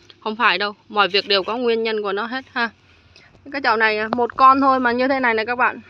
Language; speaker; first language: Vietnamese; native; Vietnamese